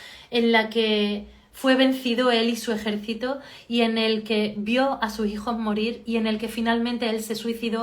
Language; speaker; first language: Spanish; native; Spanish